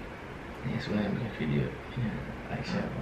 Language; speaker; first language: English; non-native, fluent; Indonesian